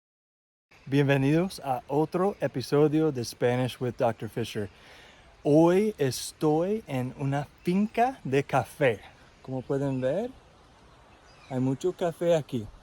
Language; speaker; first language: Spanish; non-native, fluent; English